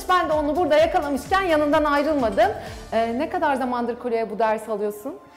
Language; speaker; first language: Turkish; native; Turkish